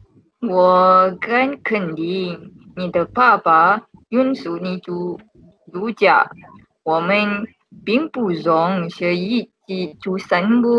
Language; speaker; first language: Chinese; non-native, learner; Malay